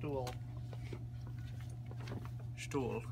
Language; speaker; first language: German; non-native, learner; English